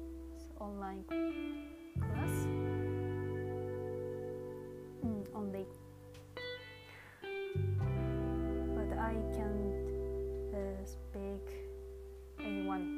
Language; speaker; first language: English; non-native, learner; Japanese